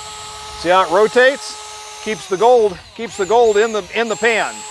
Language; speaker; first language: English; native; English